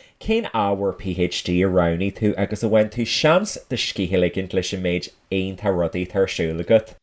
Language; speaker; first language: Irish; native; Irish